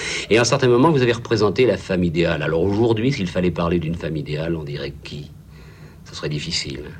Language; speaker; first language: French; native; French